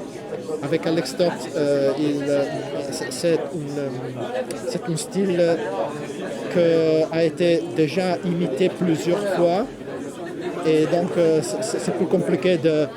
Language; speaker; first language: French; non-native, fluent; Italian